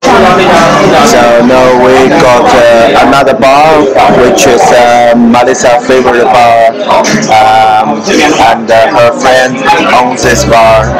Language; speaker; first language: English; non-native, fluent; Chinese